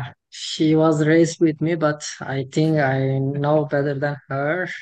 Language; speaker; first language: English; non-native, fluent; Turkish